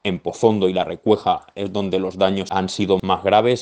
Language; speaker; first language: Spanish; native; Spanish